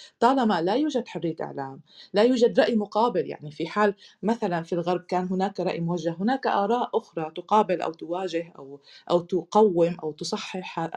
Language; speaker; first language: Arabic; native; Arabic